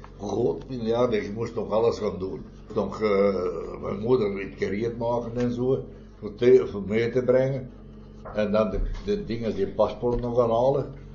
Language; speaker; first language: Dutch; non-native, fluent; Italian